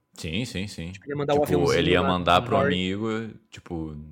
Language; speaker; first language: Portuguese; native; Portuguese